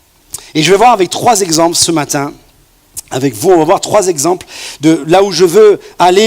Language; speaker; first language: French; native; French